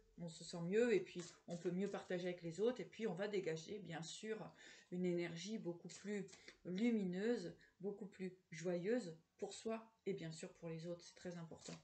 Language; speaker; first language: French; native; French